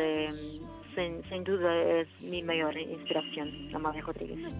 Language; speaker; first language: Spanish; non-native, learner; Portuguese